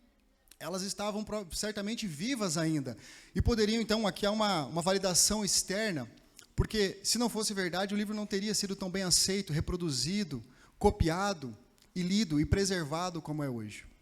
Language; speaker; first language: Portuguese; native; Portuguese